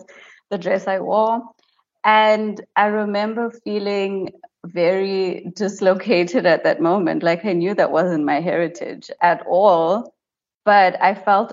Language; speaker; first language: English; native; English